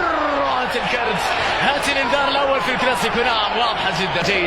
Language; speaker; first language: Arabic; native; Arabic